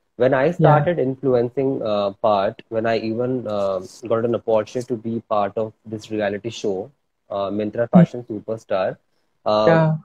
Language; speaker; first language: English; non-native, local second language; Hindi